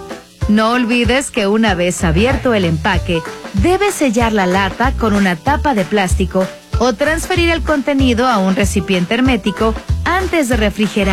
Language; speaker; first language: Spanish; native; Spanish